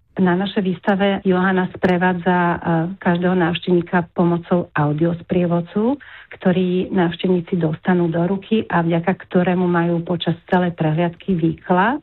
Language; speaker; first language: Slovak; native; Slovak